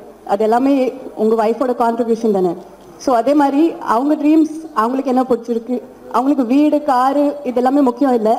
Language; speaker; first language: Tamil; non-native, fluent; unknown